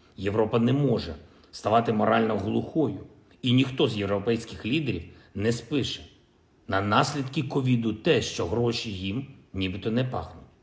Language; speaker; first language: Ukrainian; non-native, local second language; Russian